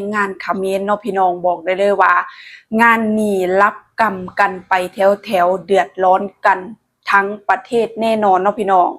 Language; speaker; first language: Thai; non-native, local second language; Northeastern Thai